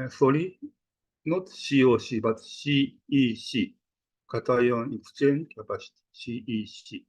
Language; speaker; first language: English; non-native, fluent; Japanese